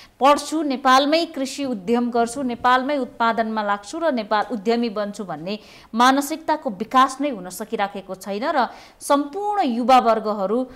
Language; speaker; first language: Nepali; native; Nepali